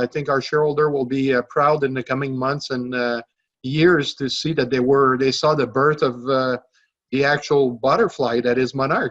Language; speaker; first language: English; non-native, local second language; French